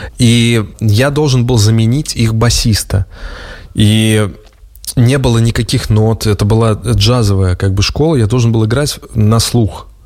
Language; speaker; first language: Russian; native; Russian